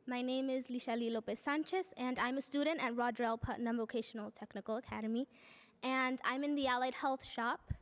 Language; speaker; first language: English; non-native, fluent; Spanish